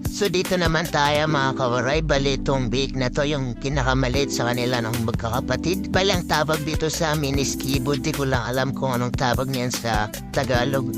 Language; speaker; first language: Filipino; non-native, local second language; Waray